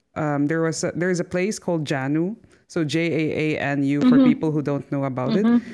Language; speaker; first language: English; non-native, local second language; Filipino